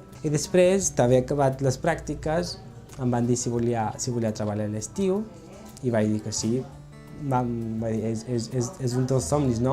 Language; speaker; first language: Catalan; early bilingual, other home language; Georgian